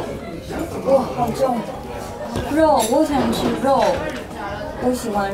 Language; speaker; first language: Chinese; non-native, learner; Japanese